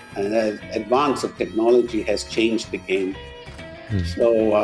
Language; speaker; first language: English; non-native, local second language; Tamil